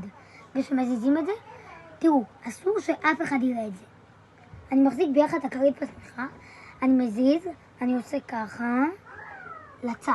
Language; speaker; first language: Hebrew; native; Hebrew